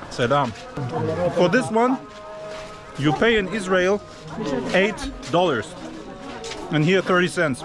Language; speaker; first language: English; non-native, fluent; Turkish